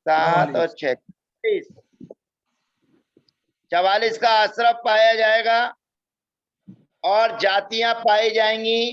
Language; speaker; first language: Hindi; native; Hindi